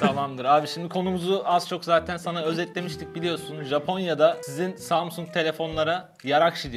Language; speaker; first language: Turkish; native; Turkish